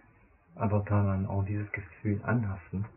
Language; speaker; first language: German; non-native, fluent; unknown